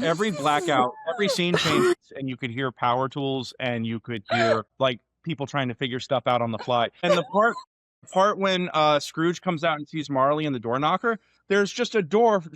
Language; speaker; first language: English; native; English